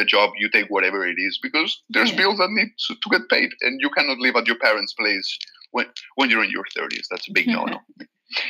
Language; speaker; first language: English; non-native, fluent; Catalan